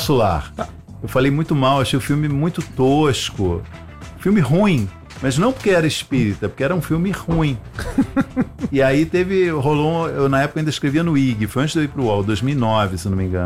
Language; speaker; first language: Portuguese; native; Portuguese